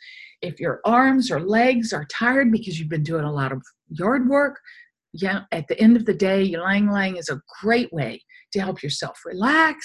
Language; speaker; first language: English; native; English